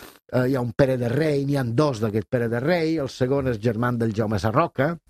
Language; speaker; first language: Catalan; non-native, fluent; Italian